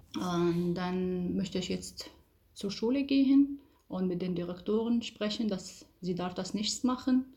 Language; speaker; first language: German; non-native, learner; Arabic